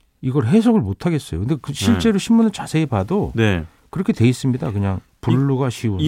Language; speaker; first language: Korean; native; Korean